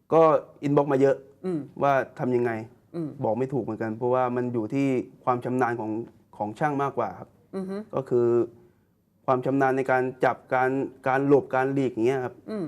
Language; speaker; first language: Thai; native; Thai